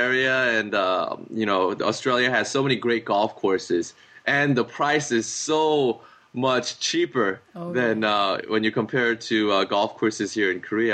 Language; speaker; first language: English; native; English